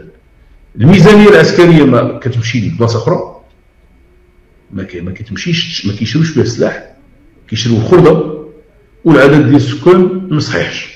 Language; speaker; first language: Arabic; native; Arabic